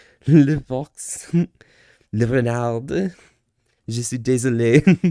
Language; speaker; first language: French; non-native, learner; English